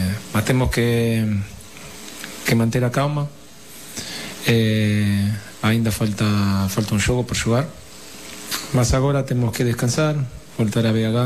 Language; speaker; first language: Portuguese; non-native, learner; Spanish